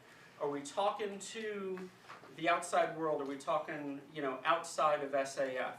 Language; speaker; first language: English; native; English